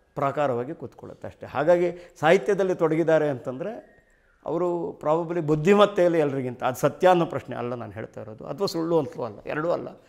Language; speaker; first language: Kannada; native; Kannada